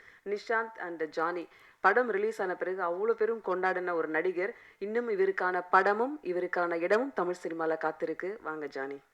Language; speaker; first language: Tamil; native; Tamil